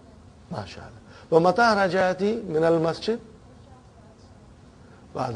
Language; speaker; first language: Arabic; non-native, fluent; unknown